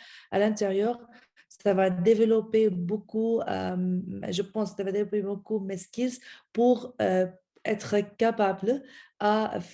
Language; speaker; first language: French; non-native, fluent; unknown